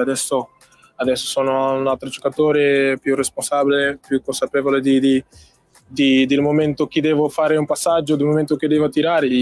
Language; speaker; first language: Italian; non-native, fluent; Portuguese